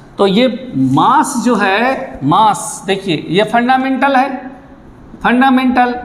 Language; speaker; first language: Hindi; native; Hindi